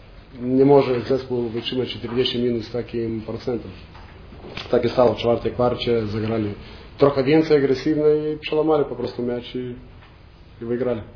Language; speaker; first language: Polish; non-native, learner; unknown